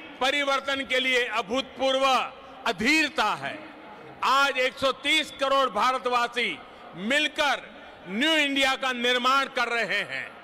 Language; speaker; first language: Hindi; non-native, local second language; Gujarati